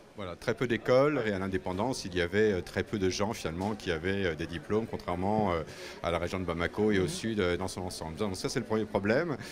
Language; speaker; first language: French; native; French